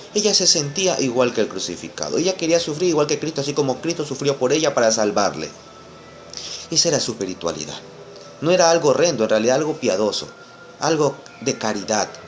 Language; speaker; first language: Spanish; native; Spanish